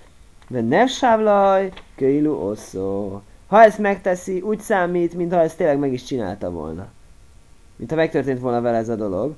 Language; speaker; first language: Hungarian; native; Hungarian